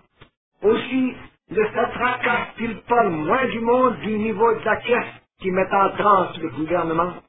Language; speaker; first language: French; native; French